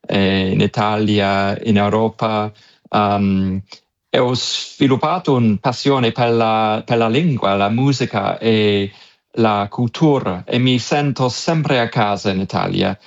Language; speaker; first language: Italian; non-native, fluent; English